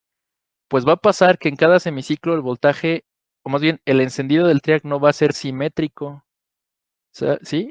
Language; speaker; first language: Spanish; native; Spanish